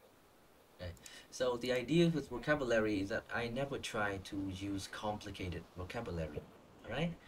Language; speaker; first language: English; non-native, fluent; Vietnamese